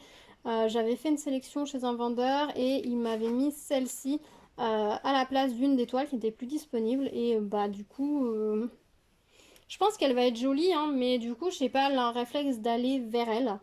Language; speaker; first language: French; native; French